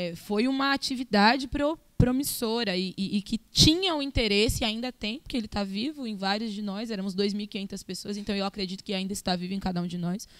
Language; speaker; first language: Portuguese; native; Portuguese